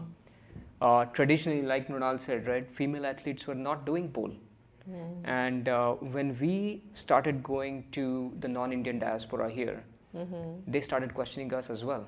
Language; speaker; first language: English; early bilingual, other home language; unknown